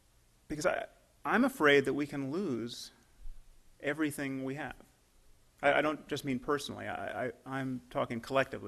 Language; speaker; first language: English; native; English